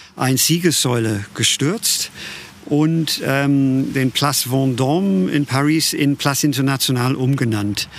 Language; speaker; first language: German; non-native, fluent; English